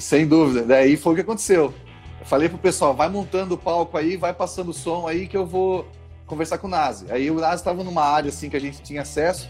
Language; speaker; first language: Portuguese; native; Portuguese